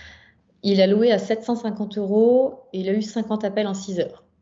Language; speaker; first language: French; native; French